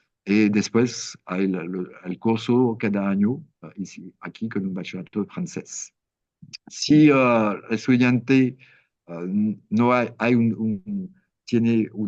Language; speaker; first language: Spanish; non-native, learner; French